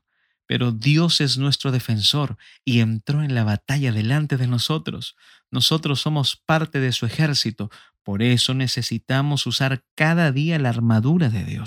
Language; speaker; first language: Spanish; native; Spanish